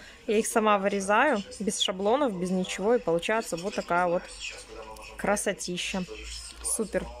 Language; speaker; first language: Russian; native; Russian